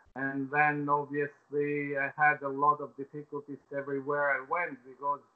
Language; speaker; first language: English; non-native, fluent; Albanian